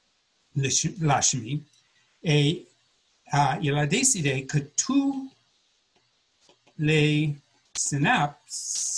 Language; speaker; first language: French; non-native, learner; English